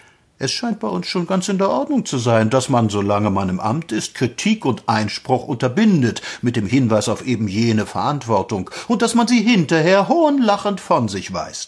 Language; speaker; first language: German; native; German